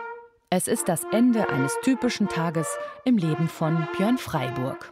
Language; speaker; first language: German; native; German